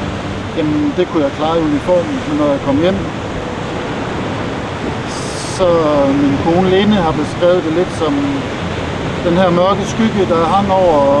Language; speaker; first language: Danish; native; Danish